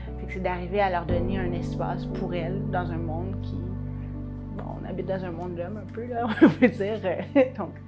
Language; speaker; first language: French; native; French